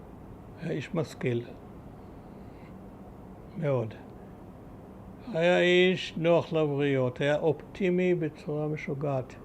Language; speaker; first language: Hebrew; early bilingual, other home language; German